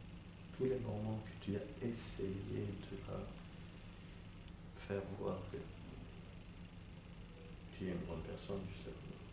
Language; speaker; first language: French; non-native, local second language; Arabic